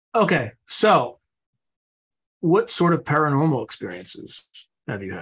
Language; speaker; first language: English; native; English